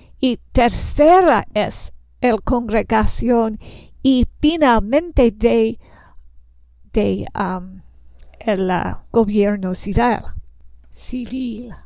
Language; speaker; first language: Spanish; non-native, learner; English